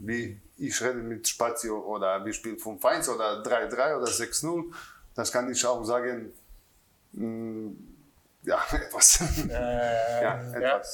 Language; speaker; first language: German; non-native, learner; Croatian